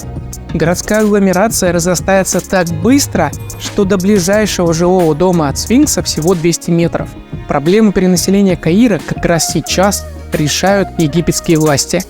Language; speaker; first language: Russian; native; Russian